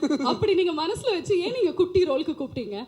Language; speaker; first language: Tamil; native; Tamil